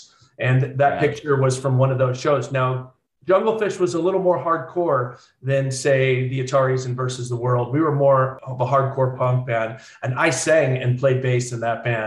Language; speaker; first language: English; native; English